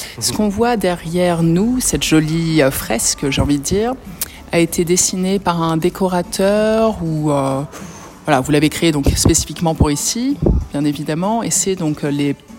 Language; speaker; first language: French; native; French